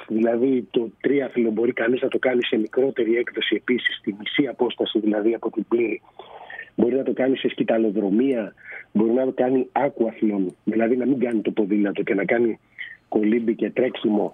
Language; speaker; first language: Greek; native; Greek